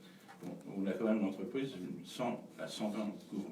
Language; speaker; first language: French; native; French